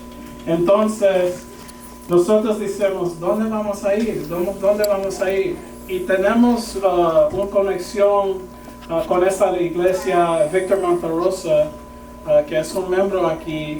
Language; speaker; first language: Spanish; early bilingual, heritage; English